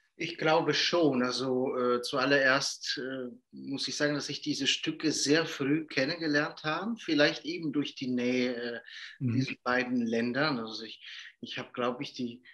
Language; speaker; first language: German; non-native, local second language; Italian